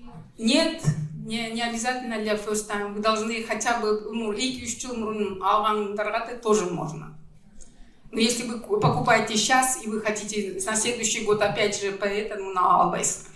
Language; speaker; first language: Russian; non-native, local second language; Kyrgyz